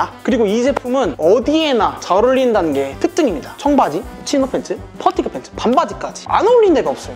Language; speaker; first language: Korean; native; Korean